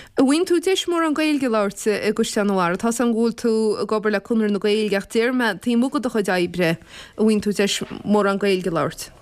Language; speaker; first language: Irish; native; Irish